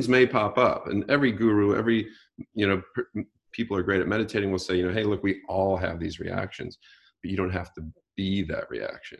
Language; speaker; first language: English; native; English